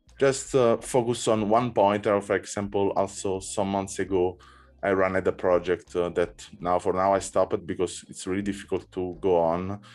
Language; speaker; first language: English; non-native, learner; Italian